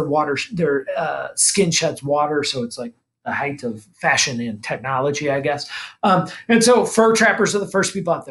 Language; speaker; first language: English; native; English